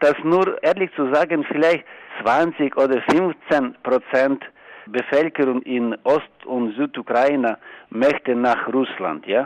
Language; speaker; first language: German; non-native, learner; Ukrainian